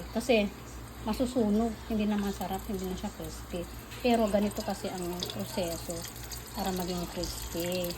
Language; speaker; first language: Filipino; non-native, local second language; Iloko